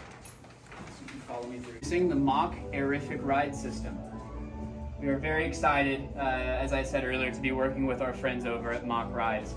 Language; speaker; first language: English; native; English